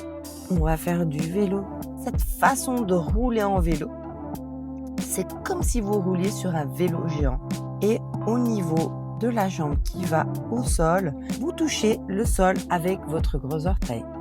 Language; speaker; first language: French; native; French